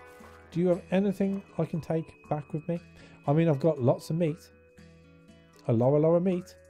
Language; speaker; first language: English; native; English